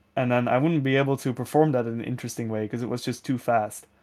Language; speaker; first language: English; non-native, fluent; Dutch